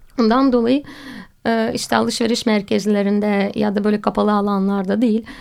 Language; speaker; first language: Turkish; non-native, fluent; Russian